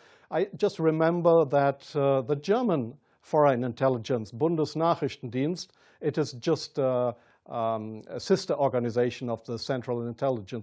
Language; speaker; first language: English; non-native, fluent; German